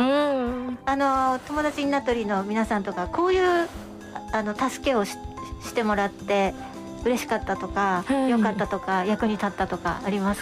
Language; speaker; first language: Japanese; native; Japanese